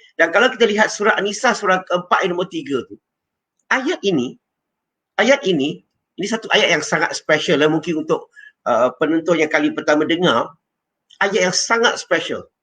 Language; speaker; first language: Malay; non-native, local second language; Chinese